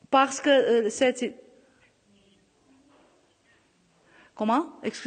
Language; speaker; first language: French; non-native, local second language; Armenian